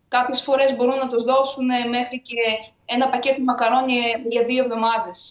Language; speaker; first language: Greek; non-native, fluent; Ukrainian